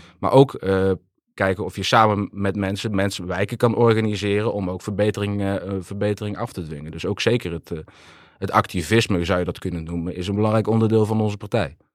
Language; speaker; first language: Dutch; native; Dutch